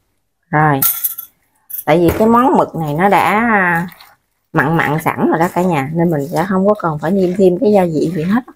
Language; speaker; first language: Vietnamese; native; Vietnamese